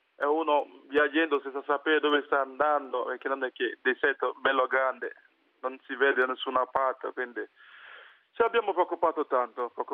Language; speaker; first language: Italian; non-native, learner; English